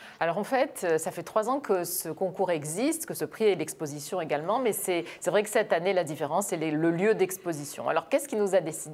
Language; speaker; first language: French; native; French